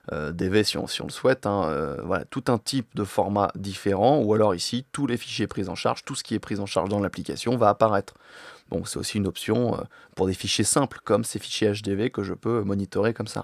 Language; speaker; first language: French; native; French